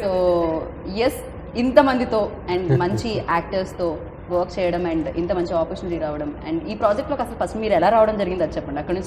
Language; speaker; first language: Telugu; native; Telugu